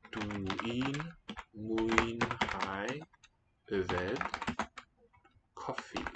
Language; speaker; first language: Welsh; non-native, learner; English